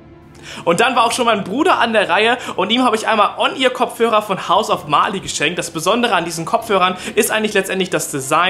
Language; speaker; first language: German; native; German